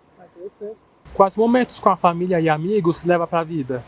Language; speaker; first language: Portuguese; native; Portuguese